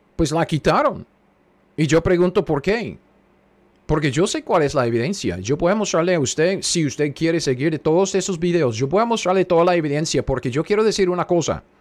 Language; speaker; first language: Spanish; non-native, fluent; English